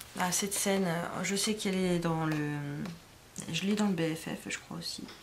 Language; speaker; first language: French; native; French